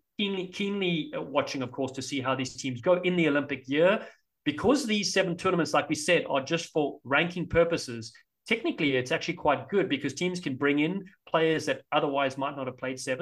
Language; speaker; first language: English; native; English